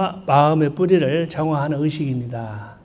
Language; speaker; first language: Korean; native; Korean